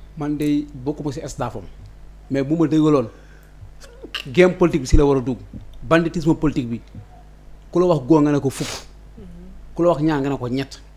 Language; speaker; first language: Wolof; non-native, local second language; Fula